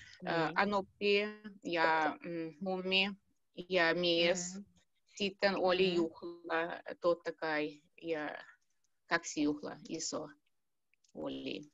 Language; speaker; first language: Finnish; non-native, learner; Russian